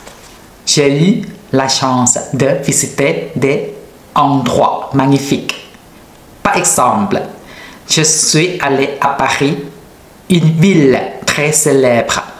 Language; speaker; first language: French; non-native, learner; Thai